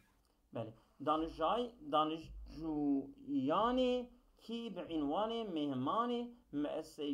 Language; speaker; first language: Persian; non-native, fluent; Kurdish